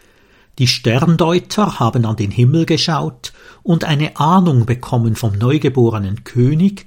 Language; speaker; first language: German; native; German